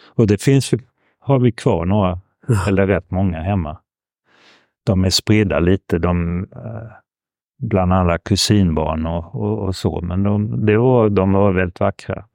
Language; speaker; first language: Swedish; early bilingual, heritage; Swedish